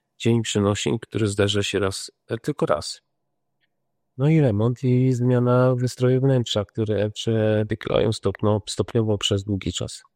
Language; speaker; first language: Polish; native; Polish